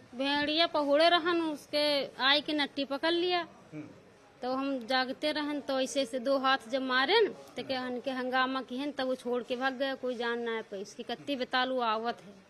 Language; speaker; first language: Hindi; native; Hindi